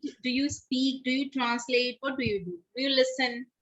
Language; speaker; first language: English; non-native, local second language; Hindi